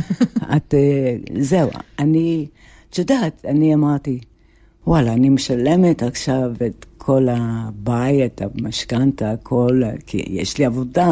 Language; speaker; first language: Hebrew; non-native, fluent; English